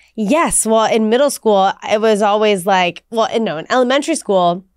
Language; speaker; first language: English; native; English